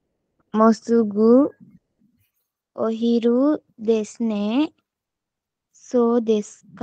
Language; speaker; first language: Japanese; non-native, learner; Sinhala